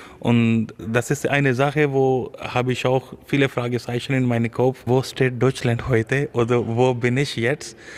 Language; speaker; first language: German; non-native, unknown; Urdu